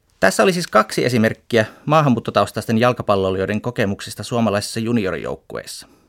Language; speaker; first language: Finnish; native; Finnish